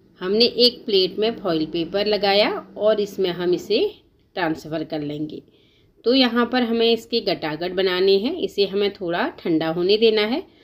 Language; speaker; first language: Hindi; native; Hindi